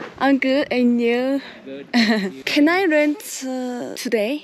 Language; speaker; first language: English; non-native, learner; Korean